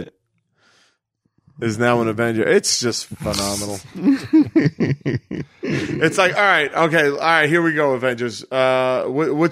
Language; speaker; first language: English; native; English